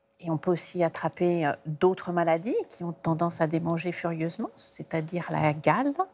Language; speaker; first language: French; native; French